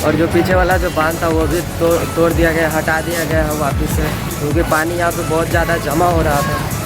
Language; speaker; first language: Hindi; non-native, local second language; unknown